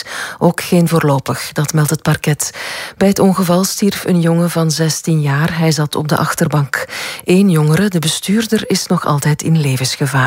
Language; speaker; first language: Dutch; native; Dutch